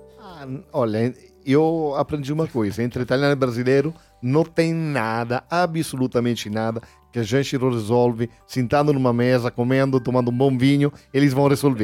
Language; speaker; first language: Portuguese; non-native, fluent; Italian